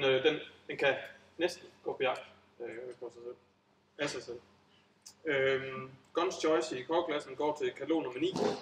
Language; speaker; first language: Danish; native; Danish